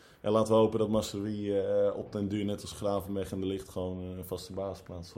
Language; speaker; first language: Dutch; native; Dutch